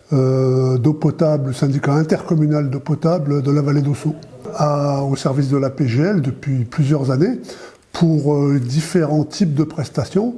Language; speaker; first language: French; native; French